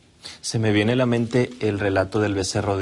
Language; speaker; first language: Spanish; native; Spanish